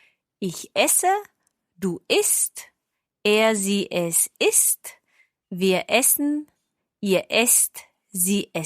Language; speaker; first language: German; non-native, fluent; English